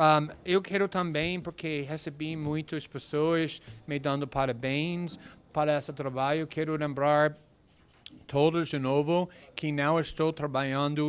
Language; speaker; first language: Portuguese; non-native, fluent; English